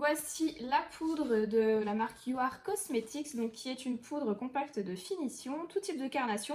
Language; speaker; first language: French; native; French